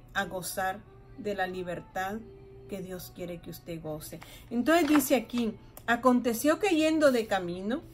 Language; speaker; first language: Spanish; native; Spanish